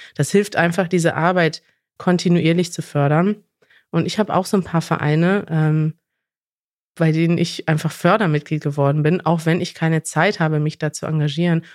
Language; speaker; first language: German; native; German